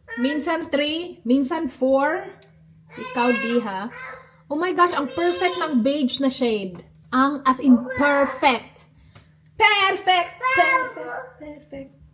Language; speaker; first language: Filipino; native; Filipino